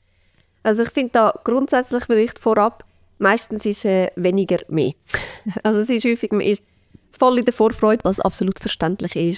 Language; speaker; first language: German; native; German